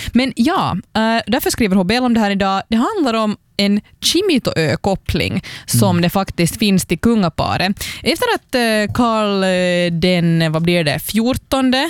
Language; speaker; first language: Swedish; native; Swedish